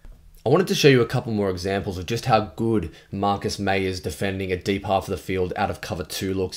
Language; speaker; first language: English; native; English